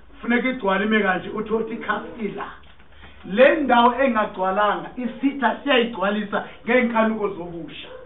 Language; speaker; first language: Zulu; non-native, local second language; Xhosa